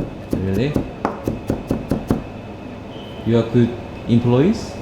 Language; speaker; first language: English; non-native, learner; Korean